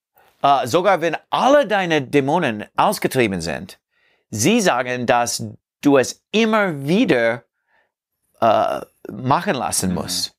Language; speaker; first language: German; non-native, learner; English